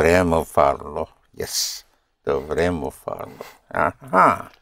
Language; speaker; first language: Italian; non-native, fluent; English